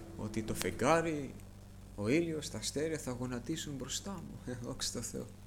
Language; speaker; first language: Greek; early bilingual, heritage; Greek